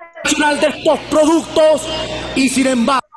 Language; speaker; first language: Spanish; native; Spanish